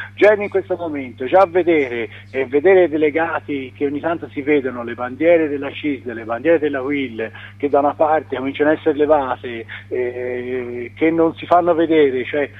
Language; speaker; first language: Italian; native; Italian